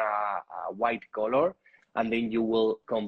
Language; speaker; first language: English; non-native, learner; Spanish